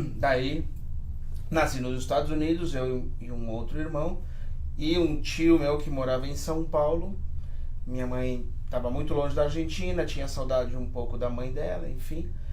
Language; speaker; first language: Portuguese; early bilingual, other home language; Spanish